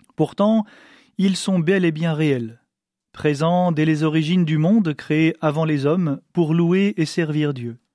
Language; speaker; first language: French; native; French